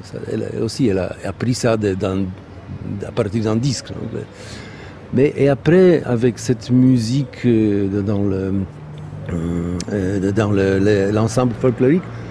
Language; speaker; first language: French; non-native, fluent; Polish